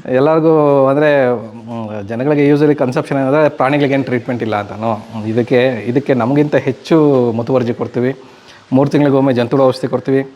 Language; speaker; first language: Kannada; native; Kannada